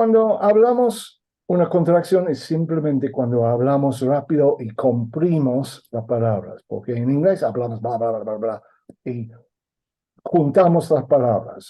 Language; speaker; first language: Spanish; non-native, fluent; English